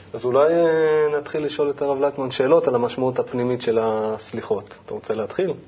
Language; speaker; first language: Hebrew; native; Hebrew